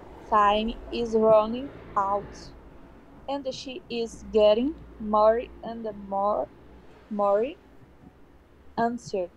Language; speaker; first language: English; non-native, learner; Portuguese